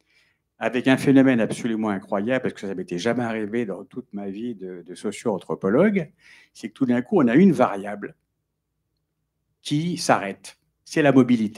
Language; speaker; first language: French; native; French